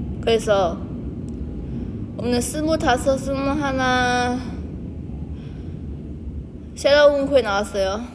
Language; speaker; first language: Korean; non-native, fluent; Chinese